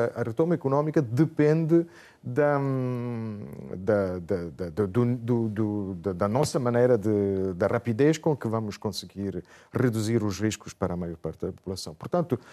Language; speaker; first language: Portuguese; non-native, fluent; Italian